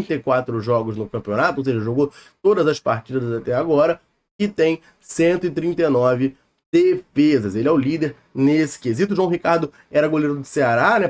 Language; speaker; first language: Portuguese; native; Portuguese